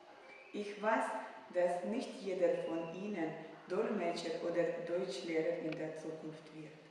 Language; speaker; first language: German; non-native, fluent; Ukrainian